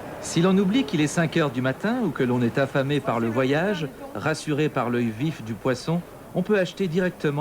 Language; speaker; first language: French; native; French